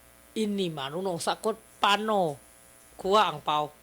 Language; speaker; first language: Filipino; non-native, learner; Chinese